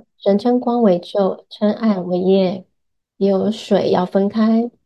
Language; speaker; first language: Chinese; non-native, learner; English